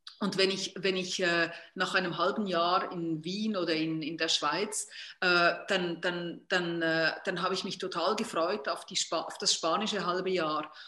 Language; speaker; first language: German; native; German